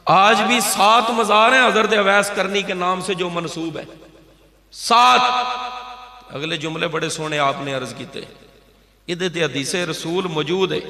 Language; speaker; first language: Urdu; non-native, local second language; Punjabi